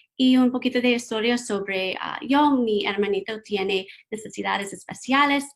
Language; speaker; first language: Spanish; non-native, learner; English